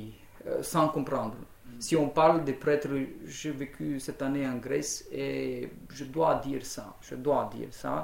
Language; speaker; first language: French; non-native, fluent; Romanian